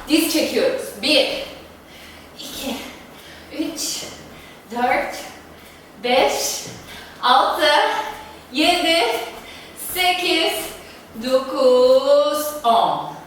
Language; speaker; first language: Turkish; non-native, fluent; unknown